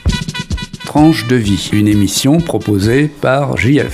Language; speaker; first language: French; native; French